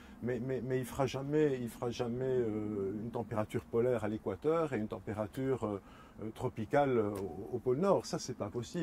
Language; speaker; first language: French; native; French